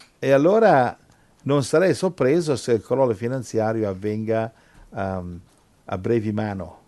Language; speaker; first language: Italian; non-native, fluent; English